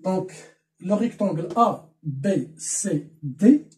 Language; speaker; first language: French; non-native, local second language; Arabic